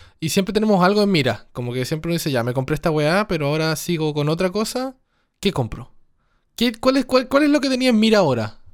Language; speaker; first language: Spanish; native; Spanish